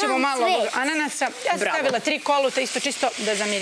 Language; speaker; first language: Serbian; native; Serbian